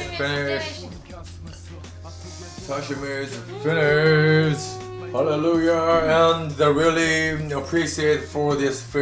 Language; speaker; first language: English; non-native, learner; Korean